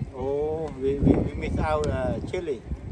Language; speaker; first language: English; non-native, learner; Khmer